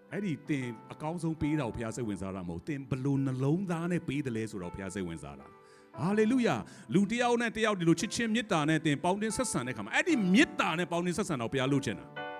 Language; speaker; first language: Burmese; non-native, local second language; Kachin